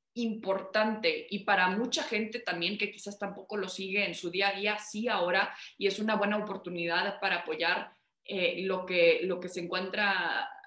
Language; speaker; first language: Spanish; early bilingual, heritage; Spanish